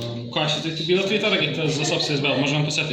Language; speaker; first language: Bosnian; native; Bosnian